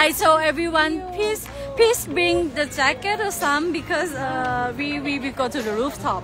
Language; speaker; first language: English; non-native, learner; Thai